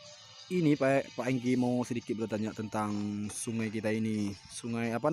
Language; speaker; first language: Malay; non-native, local second language; Achinese